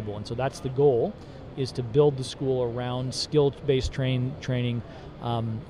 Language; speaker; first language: English; native; English